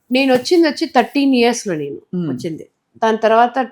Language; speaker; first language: Telugu; non-native, local second language; Tamil